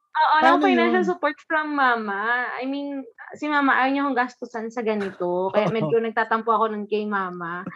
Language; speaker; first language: Filipino; non-native, local second language; Hiligaynon